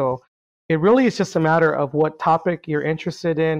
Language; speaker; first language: English; native; English